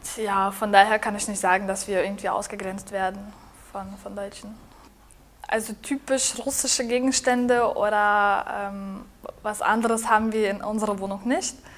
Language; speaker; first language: German; early bilingual, other home language; Russian